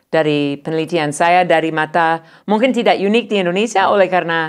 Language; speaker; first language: Indonesian; non-native, fluent; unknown